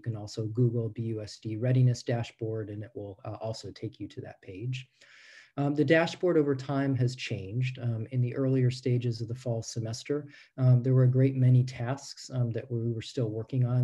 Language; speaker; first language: English; native; English